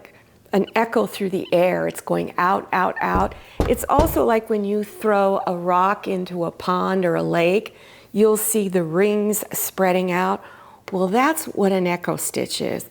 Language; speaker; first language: English; native; English